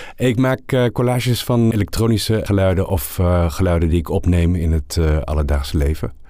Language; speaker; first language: Dutch; native; Dutch